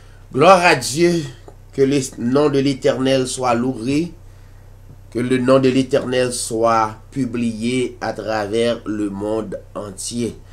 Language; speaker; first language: French; non-native, local second language; Haitian Creole